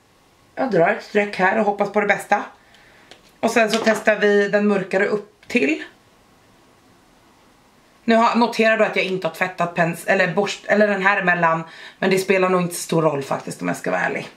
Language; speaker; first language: Swedish; native; Swedish